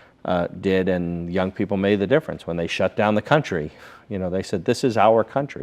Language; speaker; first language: English; native; English